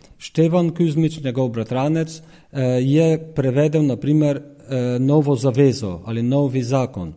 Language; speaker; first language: Slovenian; native; Slovenian